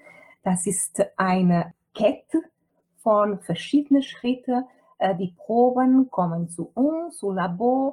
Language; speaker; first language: German; non-native, fluent; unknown